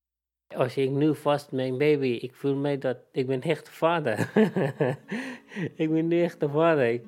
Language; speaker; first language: Dutch; non-native, learner; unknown